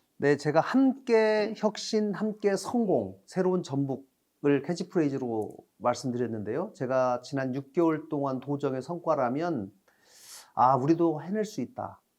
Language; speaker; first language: Korean; native; Korean